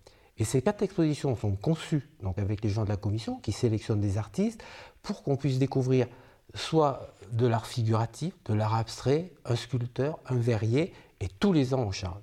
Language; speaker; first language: French; native; French